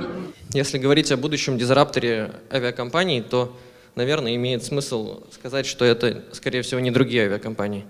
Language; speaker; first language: Russian; native; Russian